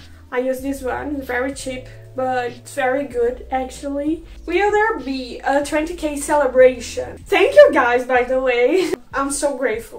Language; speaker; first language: English; non-native, fluent; Portuguese